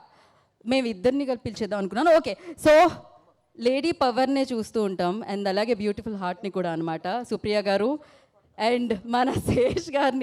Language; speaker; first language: Telugu; native; Telugu